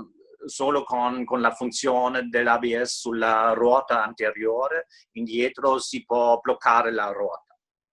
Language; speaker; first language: Italian; non-native, fluent; German